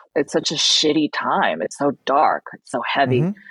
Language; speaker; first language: English; early bilingual, other home language; Chinese